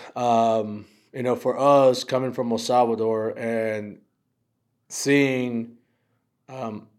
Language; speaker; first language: English; early bilingual, other home language; Spanish